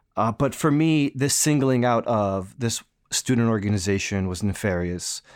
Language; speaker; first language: English; native; English